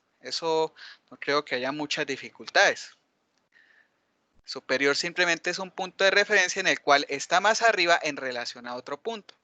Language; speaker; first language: Spanish; native; Spanish